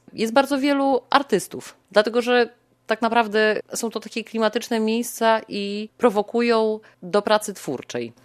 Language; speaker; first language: Polish; native; Polish